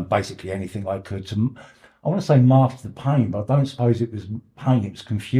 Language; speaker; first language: English; native; English